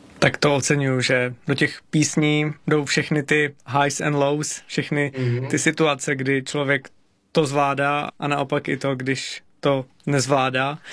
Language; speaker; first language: Czech; native; Czech